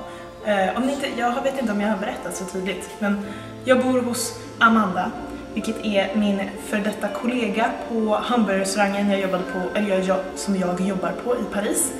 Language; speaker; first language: Swedish; native; Swedish